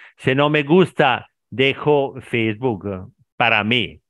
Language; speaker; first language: Spanish; non-native, learner; Italian